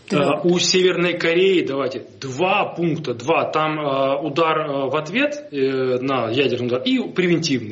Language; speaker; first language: Russian; native; Russian